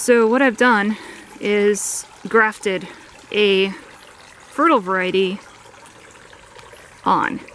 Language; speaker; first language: English; native; English